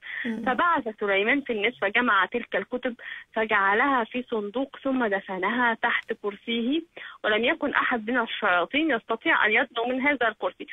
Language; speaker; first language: Arabic; native; Arabic